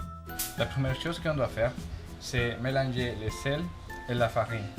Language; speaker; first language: French; non-native, learner; Spanish